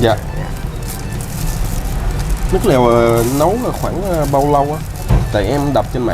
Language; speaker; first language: Vietnamese; early bilingual, heritage; Vietnamese